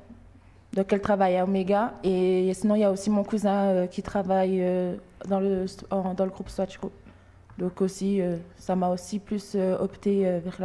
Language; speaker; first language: French; early bilingual, other home language; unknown